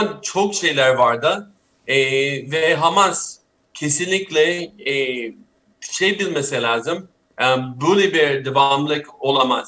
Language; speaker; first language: Turkish; non-native, fluent; English